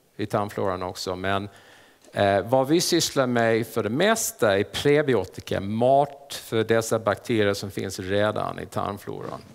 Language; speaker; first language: Swedish; non-native, fluent; English